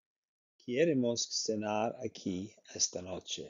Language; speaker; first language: Spanish; non-native, learner; Icelandic